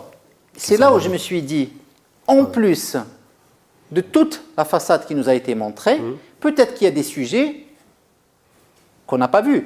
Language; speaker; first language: French; non-native, local second language; Arabic